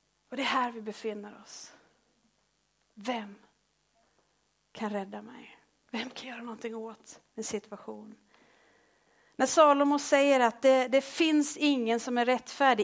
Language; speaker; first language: Swedish; native; Swedish